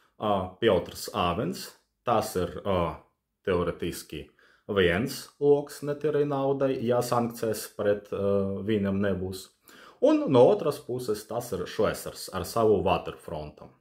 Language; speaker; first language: Latvian; non-native, fluent; Russian